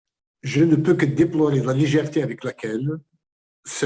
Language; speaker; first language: French; non-native, local second language; Kabyle